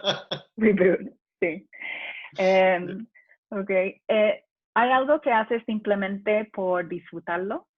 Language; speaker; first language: Spanish; non-native, fluent; English